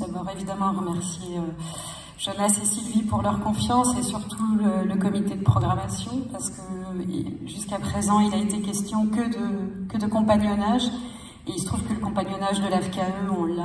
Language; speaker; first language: French; native; French